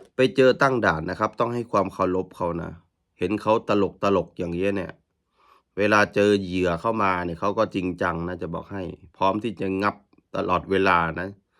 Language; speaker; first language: Thai; native; Thai